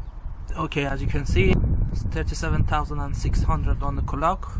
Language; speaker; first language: English; non-native, fluent; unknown